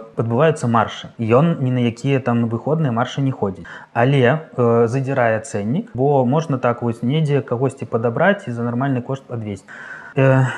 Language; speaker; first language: Belarusian; native; Belarusian